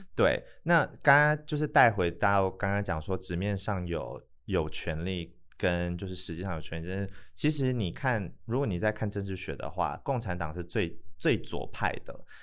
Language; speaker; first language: Chinese; native; Chinese